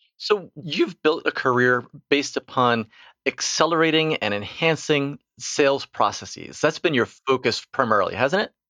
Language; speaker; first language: English; native; English